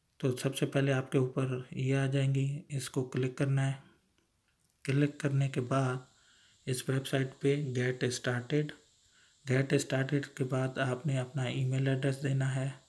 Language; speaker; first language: Urdu; non-native, local second language; Sindhi